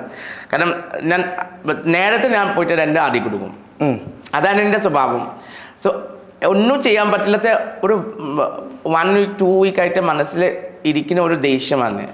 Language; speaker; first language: Malayalam; non-native, local second language; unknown